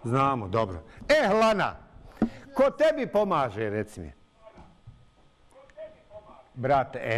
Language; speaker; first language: Bosnian; native; Bosnian